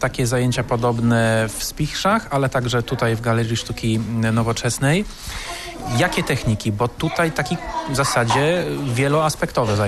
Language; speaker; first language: Polish; native; Polish